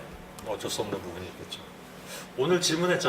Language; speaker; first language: Korean; native; Korean